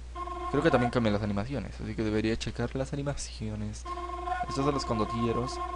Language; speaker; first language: Spanish; native; Spanish